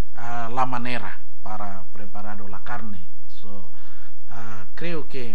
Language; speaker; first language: Spanish; non-native, learner; Indonesian